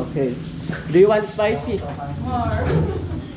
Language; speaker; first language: English; non-native, local second language; Filipino